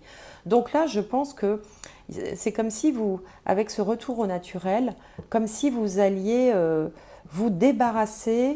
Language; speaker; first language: French; native; French